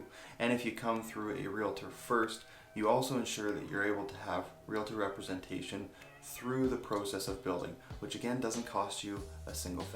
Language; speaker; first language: English; native; English